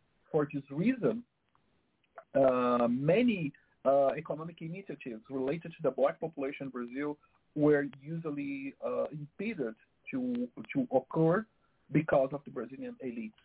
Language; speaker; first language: English; non-native, fluent; Portuguese